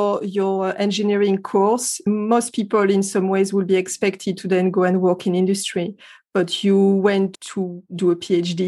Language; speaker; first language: English; non-native, fluent; French